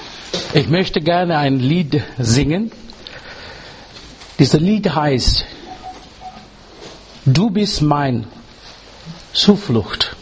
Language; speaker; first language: German; non-native, fluent; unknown